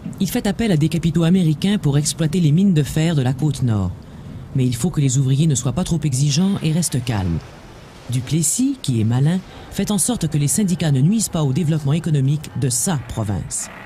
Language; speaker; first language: French; native; French